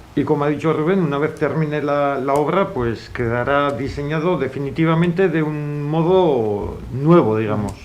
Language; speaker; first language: Spanish; non-native, local second language; Basque